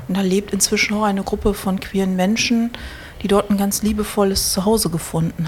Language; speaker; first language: German; native; German